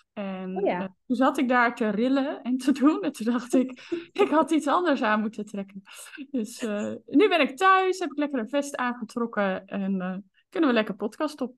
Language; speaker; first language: Dutch; native; Dutch